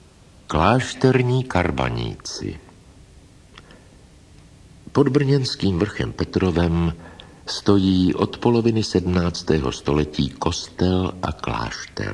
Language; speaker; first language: Czech; native; Czech